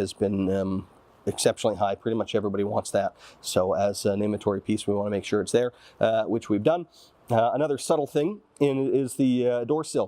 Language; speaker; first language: English; native; English